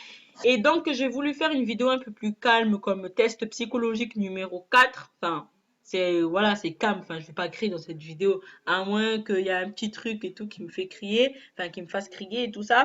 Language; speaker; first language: French; native; French